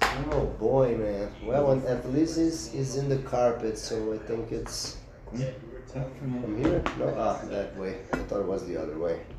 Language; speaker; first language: English; non-native, fluent; Portuguese